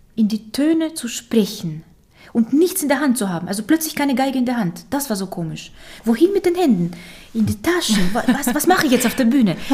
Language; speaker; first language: German; early bilingual, other home language; Romanian